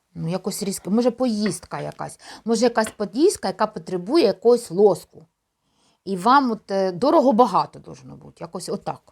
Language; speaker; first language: Ukrainian; non-native, local second language; Russian